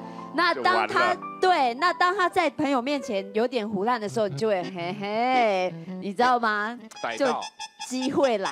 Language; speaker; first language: Chinese; native; Chinese